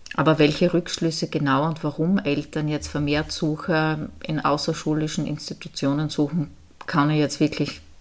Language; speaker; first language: German; native; German